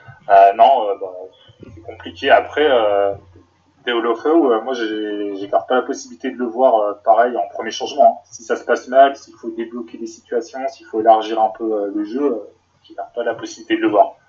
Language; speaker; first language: French; native; French